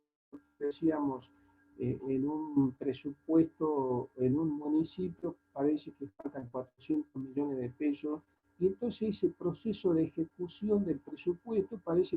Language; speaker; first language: Spanish; native; Spanish